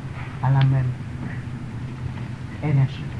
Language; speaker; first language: French; non-native, learner; Vietnamese